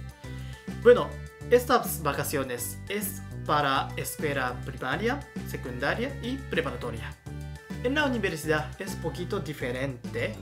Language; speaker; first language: Spanish; non-native, fluent; Japanese